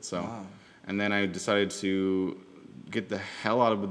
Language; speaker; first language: English; native; English